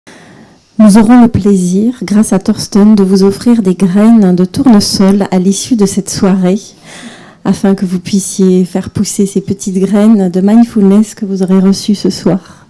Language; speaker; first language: French; native; French